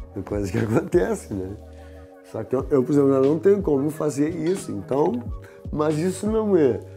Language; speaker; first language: Portuguese; native; Portuguese